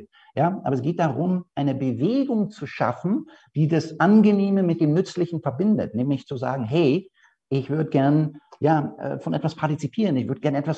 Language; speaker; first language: German; native; German